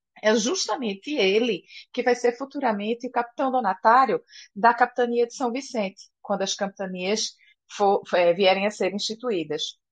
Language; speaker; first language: Portuguese; native; Portuguese